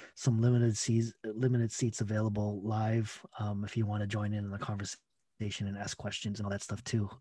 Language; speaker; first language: English; native; English